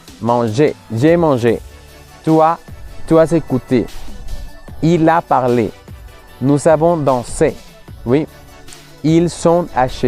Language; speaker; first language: French; non-native, fluent; Spanish